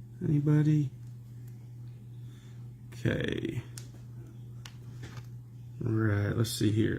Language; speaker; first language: English; native; English